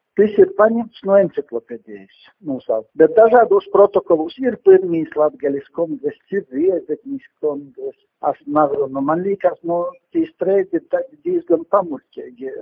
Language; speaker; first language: Latvian; native; Latvian